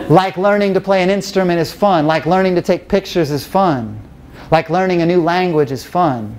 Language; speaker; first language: English; native; English